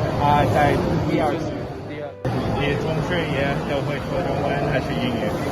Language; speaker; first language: Chinese; non-native, fluent; English